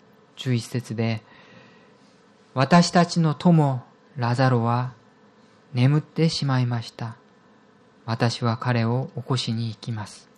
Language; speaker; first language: Japanese; non-native, fluent; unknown